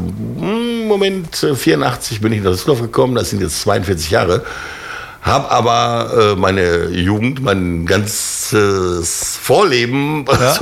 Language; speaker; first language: German; native; German